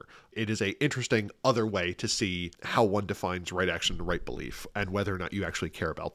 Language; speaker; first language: English; native; English